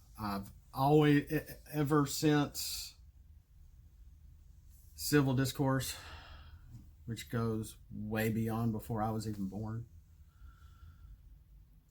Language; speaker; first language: English; native; English